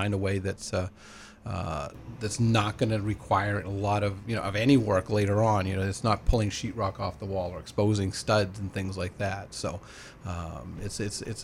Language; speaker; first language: English; native; English